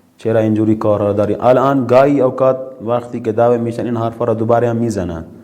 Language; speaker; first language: Persian; non-native, fluent; Urdu